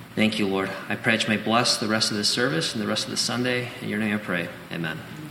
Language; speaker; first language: English; early bilingual, other home language; Spanish